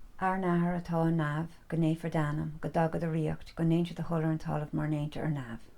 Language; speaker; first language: Irish; non-native, local second language; English